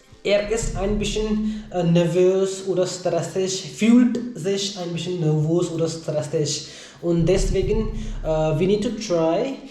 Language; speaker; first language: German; non-native, learner; Hindi